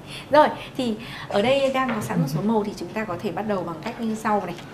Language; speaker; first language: Vietnamese; native; Vietnamese